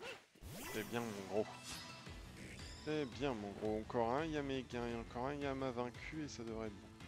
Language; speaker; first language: French; native; French